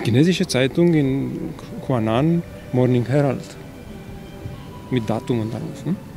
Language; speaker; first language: German; non-native, fluent; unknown